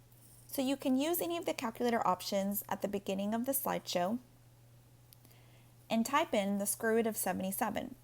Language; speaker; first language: English; native; English